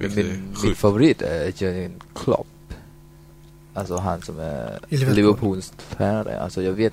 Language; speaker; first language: Swedish; non-native, fluent; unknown